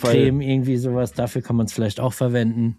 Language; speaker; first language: German; native; German